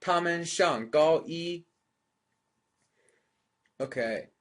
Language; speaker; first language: Chinese; non-native, fluent; English